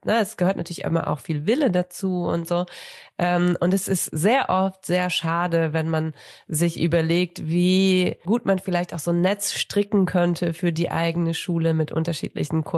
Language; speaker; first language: German; native; German